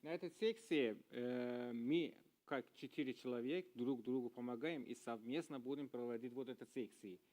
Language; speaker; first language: Russian; non-native, learner; Persian